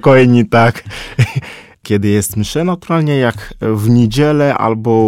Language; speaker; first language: Polish; non-native, fluent; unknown